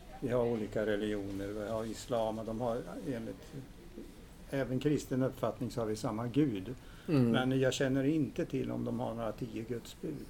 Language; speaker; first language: Swedish; native; Swedish